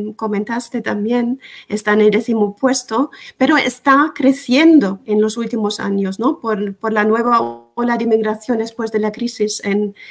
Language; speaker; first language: Spanish; non-native, fluent; German